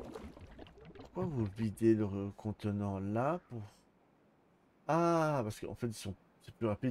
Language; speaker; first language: French; native; French